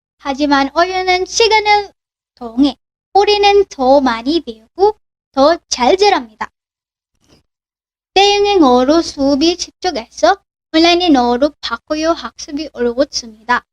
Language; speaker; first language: Korean; non-native, learner; Filipino